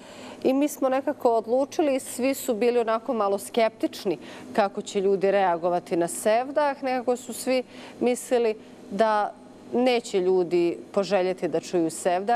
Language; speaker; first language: Bosnian; native; Bosnian